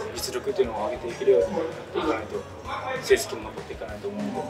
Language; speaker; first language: Japanese; native; Japanese